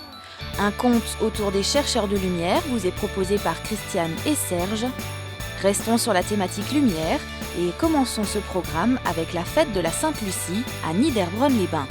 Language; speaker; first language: French; native; French